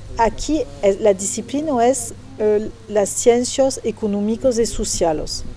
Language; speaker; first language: Occitan; non-native, local second language; French